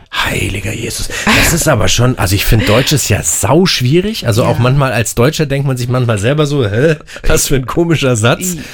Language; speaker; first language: German; native; German